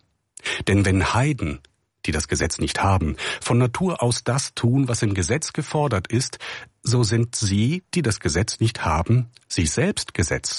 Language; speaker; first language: German; native; German